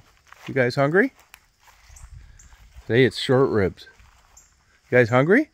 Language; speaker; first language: English; native; English